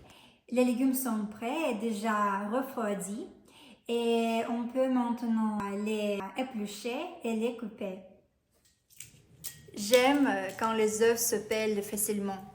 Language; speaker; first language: French; non-native, fluent; Russian